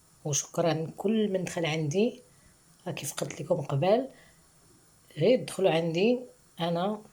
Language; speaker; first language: Arabic; native; Arabic